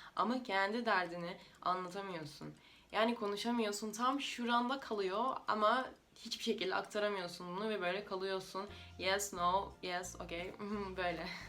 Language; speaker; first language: Turkish; non-native, fluent; Russian